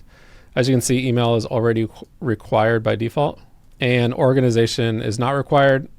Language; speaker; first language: English; native; English